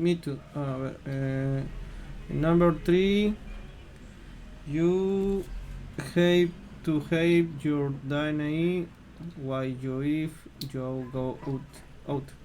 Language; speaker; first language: English; non-native, learner; Spanish